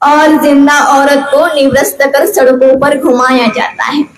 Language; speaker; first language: Hindi; non-native, local second language; Marathi